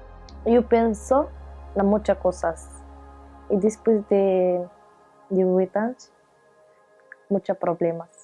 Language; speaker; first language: Spanish; non-native, learner; Arabic